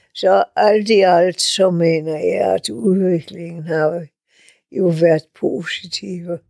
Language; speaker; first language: Danish; native; Danish